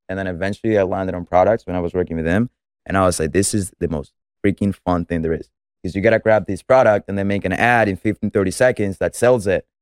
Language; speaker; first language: English; non-native, fluent; Spanish